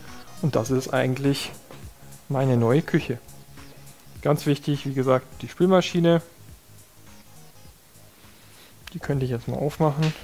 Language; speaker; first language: German; native; German